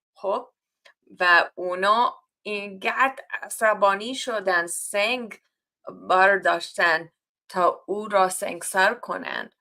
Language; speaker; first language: Persian; non-native, learner; English